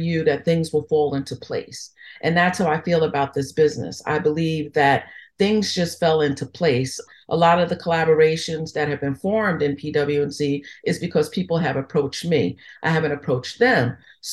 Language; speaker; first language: English; native; English